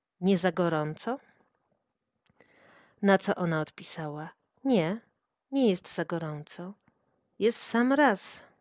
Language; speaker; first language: Polish; native; Polish